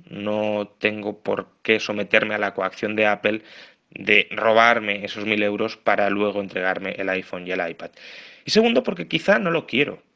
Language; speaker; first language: Spanish; native; Spanish